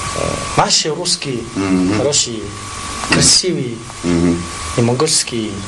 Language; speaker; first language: Russian; non-native, learner; Mongolian